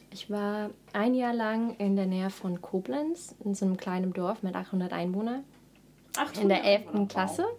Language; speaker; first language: German; non-native, fluent; English